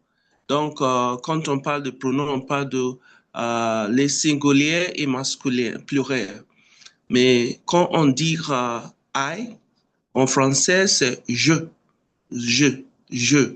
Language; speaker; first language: French; non-native, fluent; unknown